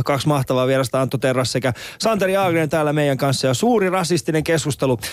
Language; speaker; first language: Finnish; early bilingual, other home language; Persian